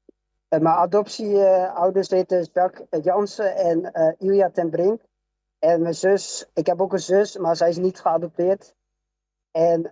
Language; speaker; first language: Dutch; early bilingual, other home language; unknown